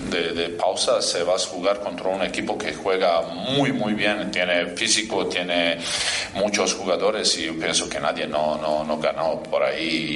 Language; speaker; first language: Spanish; non-native, fluent; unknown